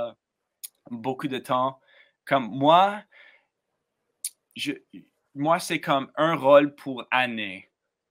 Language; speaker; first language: French; non-native, learner; English